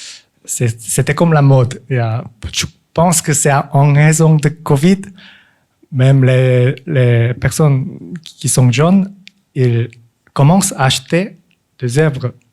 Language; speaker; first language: French; non-native, fluent; Korean